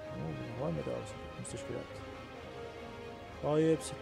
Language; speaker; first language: Arabic; native; Arabic